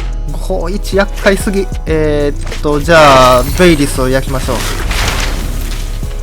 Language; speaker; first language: Japanese; native; Japanese